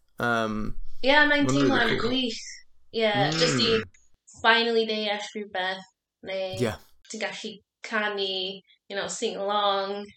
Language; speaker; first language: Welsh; non-native, learner; English